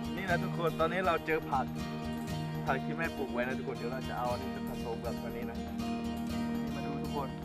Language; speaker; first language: Thai; non-native, local second language; Akha